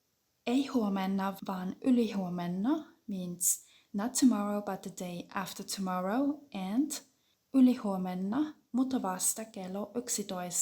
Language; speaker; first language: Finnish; non-native, fluent; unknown